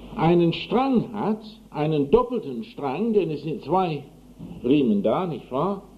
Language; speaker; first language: German; non-native, fluent; English